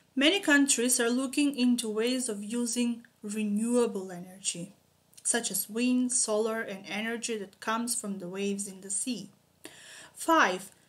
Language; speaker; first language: English; non-native, fluent; Macedonian